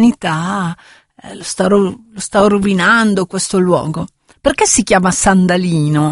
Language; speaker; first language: Italian; native; Italian